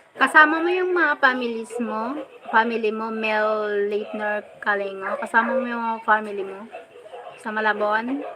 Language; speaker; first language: Filipino; non-native, local second language; Bikol